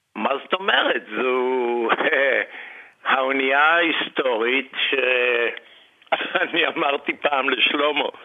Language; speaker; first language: Hebrew; early bilingual, other home language; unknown